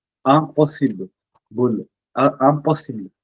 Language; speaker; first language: French; non-native, fluent; Hindi